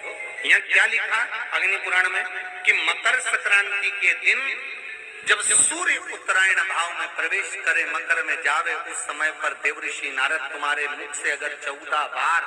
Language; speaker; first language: Hindi; native; Hindi